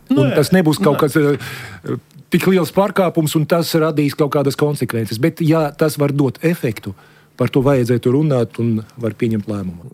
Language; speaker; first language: Latvian; non-native, local second language; Russian